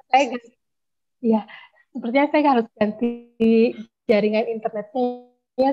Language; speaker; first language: Indonesian; native; Indonesian